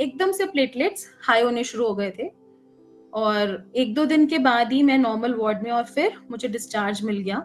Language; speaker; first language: Hindi; native; Hindi